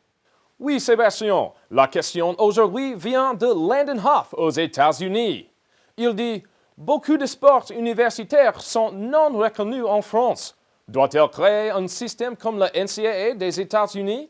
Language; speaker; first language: French; non-native, learner; English